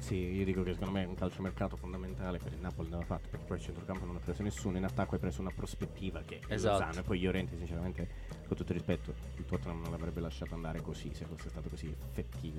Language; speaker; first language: Italian; native; Italian